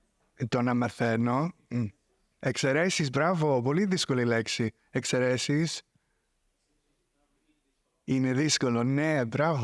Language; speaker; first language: Greek; non-native, fluent; English